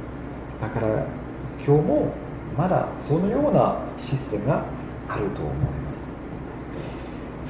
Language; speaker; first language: Japanese; non-native, fluent; German